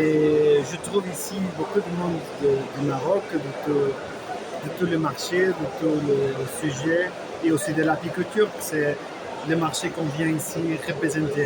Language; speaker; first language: French; non-native, fluent; Portuguese